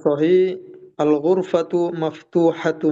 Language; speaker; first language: Arabic; non-native, learner; Indonesian